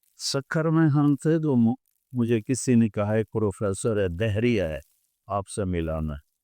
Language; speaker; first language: Urdu; non-native, local second language; Punjabi